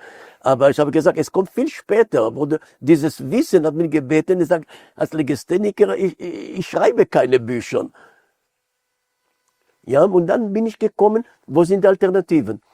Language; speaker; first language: German; non-native, fluent; Hebrew